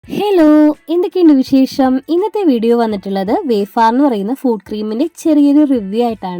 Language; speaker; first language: Malayalam; native; Malayalam